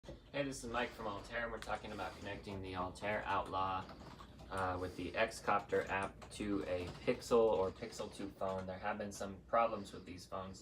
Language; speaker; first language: English; native; English